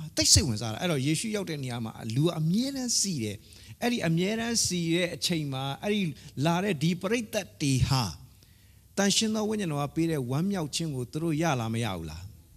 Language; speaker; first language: Burmese; non-native, local second language; Hakha Chin